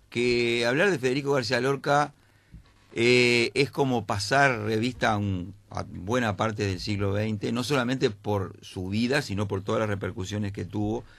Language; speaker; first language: Spanish; native; Spanish